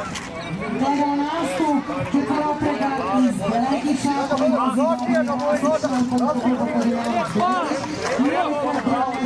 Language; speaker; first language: Bosnian; native; Bosnian